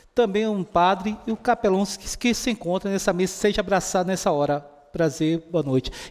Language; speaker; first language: Portuguese; native; Portuguese